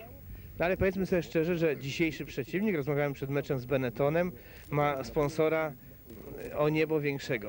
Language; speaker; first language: Polish; native; Polish